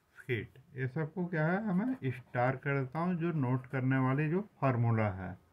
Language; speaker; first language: Hindi; native; Hindi